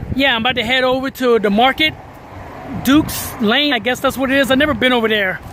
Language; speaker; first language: English; native; English